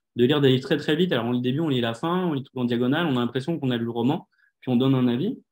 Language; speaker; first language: French; native; French